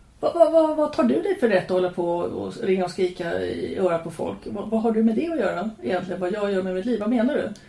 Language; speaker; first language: Swedish; native; Swedish